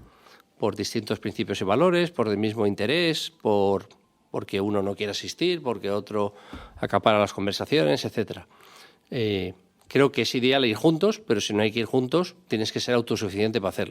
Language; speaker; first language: Spanish; native; Spanish